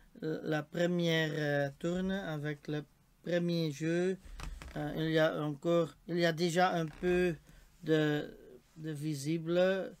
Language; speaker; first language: French; non-native, local second language; Dutch